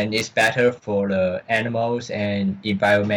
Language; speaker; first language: English; non-native, learner; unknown